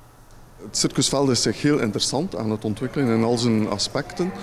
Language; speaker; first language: Dutch; native; Dutch